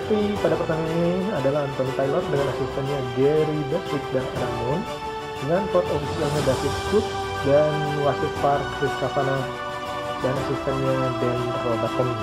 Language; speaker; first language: Indonesian; native; Indonesian